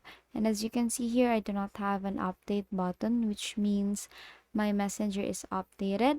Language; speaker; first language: English; non-native, local second language; Filipino